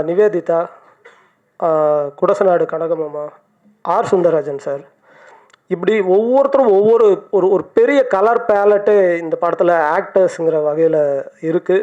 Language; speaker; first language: Tamil; native; Tamil